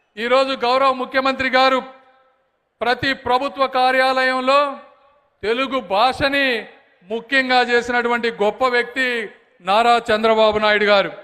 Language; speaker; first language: Telugu; native; Telugu